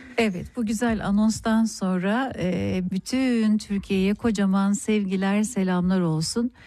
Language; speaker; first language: Turkish; native; Turkish